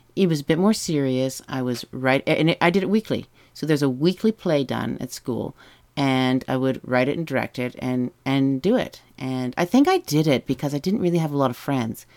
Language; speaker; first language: English; native; English